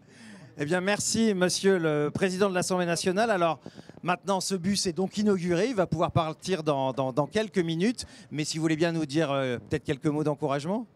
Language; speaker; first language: French; native; French